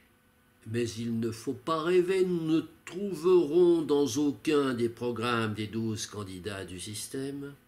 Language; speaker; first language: French; native; French